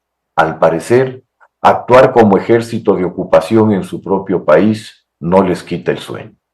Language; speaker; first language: Spanish; native; Spanish